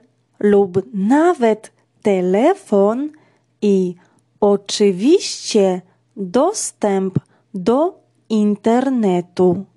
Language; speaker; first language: Polish; non-native, fluent; Georgian